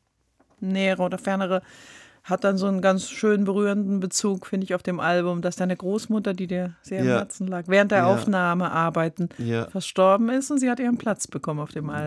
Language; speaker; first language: German; native; German